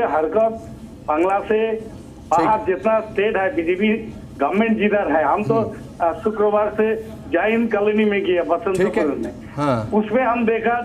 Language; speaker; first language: Hindi; non-native, local second language; Bangla